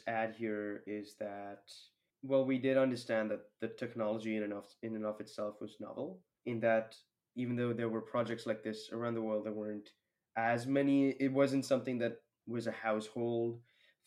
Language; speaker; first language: English; non-native, local second language; Hindi